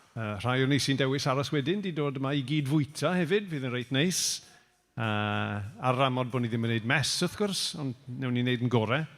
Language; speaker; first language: Welsh; native; Welsh